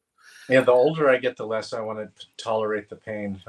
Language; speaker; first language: English; native; English